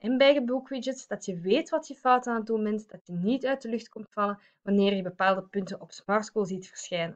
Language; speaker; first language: Dutch; native; Dutch